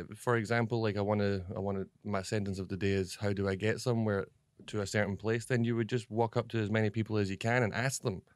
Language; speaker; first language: English; native; English